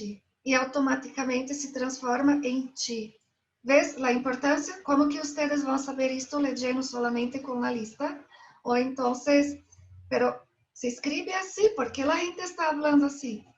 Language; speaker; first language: Spanish; non-native, fluent; Portuguese